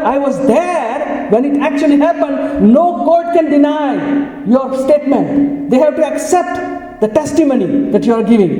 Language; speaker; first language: English; non-native, local second language; Gujarati